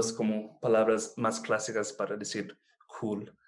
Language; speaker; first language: Spanish; non-native, fluent; English